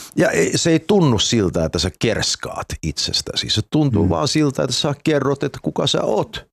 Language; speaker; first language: Finnish; early bilingual, heritage; Finnish